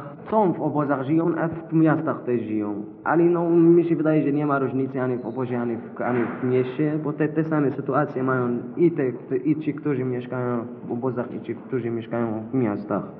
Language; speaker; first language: Polish; non-native, learner; Arabic